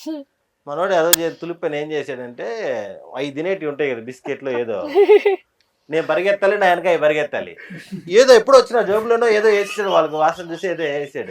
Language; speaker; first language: Telugu; native; Telugu